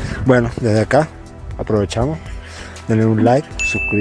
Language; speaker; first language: Spanish; native; Spanish